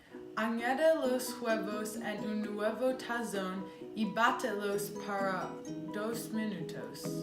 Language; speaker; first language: Spanish; non-native, learner; English